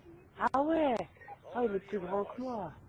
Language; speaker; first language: French; native; French